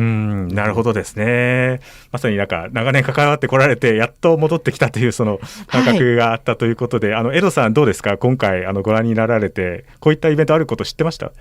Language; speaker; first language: Japanese; native; Japanese